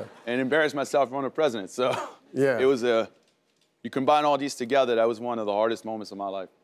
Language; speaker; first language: English; early bilingual, other home language; French